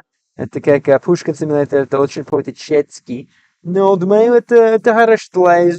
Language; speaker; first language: Russian; non-native, learner; English